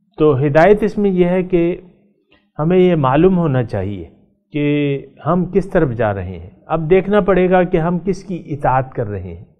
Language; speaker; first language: Urdu; non-native, local second language; Pashto